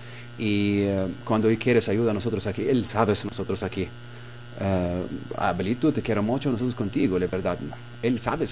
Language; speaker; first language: Spanish; non-native, learner; Arabic